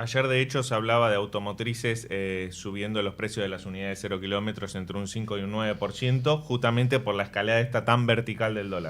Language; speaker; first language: Spanish; native; Spanish